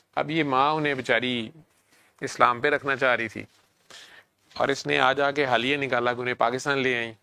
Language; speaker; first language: Urdu; native; Urdu